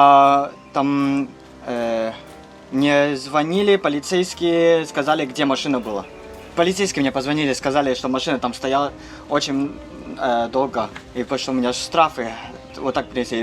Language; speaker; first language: Russian; non-native, learner; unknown